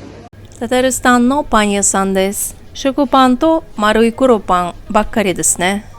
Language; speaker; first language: Japanese; non-native, fluent; Tatar